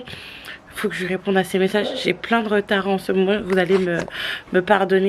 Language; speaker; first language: French; native; French